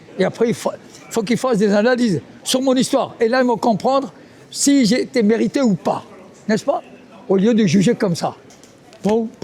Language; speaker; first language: French; non-native, fluent; Punjabi